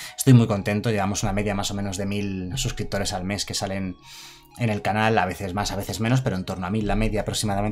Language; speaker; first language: Spanish; native; Spanish